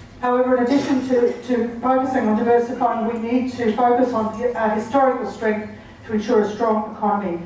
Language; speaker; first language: English; native; English